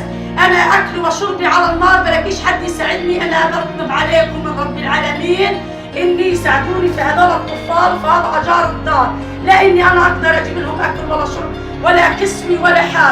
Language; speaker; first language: Arabic; native; Arabic